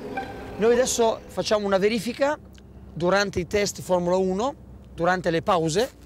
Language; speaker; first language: Italian; native; Italian